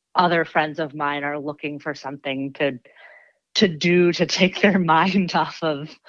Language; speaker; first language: English; native; English